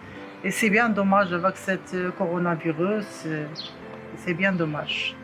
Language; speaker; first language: French; non-native, local second language; Arabic